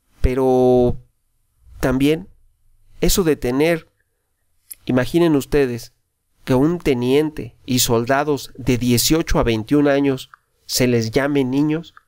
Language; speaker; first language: Spanish; native; Spanish